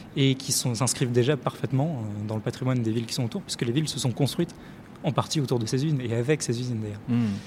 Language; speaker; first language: French; native; French